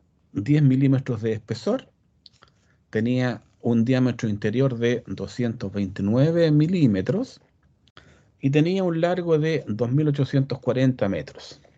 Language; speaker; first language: Spanish; native; Spanish